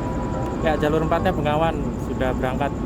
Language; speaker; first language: Indonesian; native; Indonesian